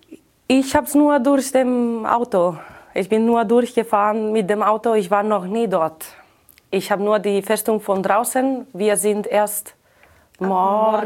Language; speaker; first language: German; non-native, fluent; Catalan